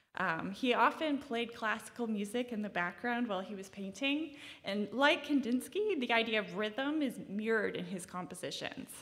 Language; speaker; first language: English; native; English